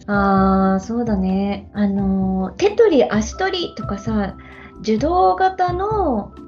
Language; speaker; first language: Japanese; native; Japanese